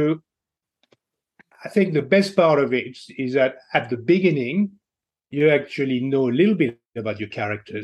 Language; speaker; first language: English; non-native, fluent; French